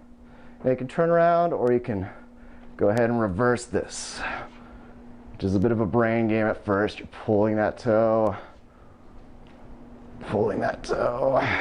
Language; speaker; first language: English; native; English